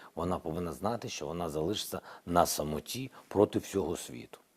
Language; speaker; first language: Ukrainian; non-native, local second language; Russian